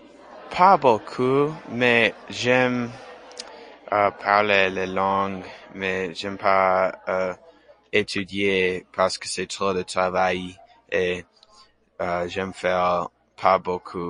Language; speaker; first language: French; non-native, learner; English